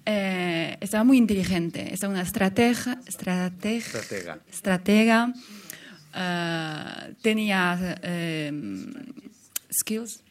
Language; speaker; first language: Spanish; non-native, fluent; French